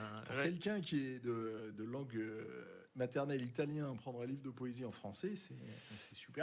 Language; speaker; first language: French; native; French